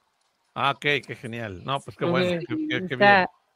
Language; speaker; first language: Spanish; native; Spanish